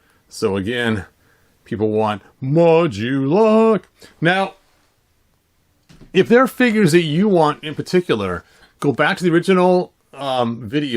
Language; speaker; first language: English; native; English